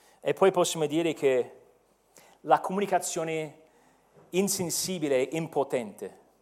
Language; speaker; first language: Italian; non-native, fluent; English